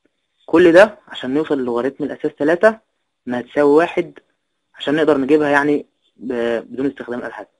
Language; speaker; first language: Arabic; native; Arabic